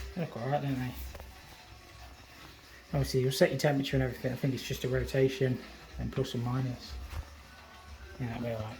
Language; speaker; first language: English; native; English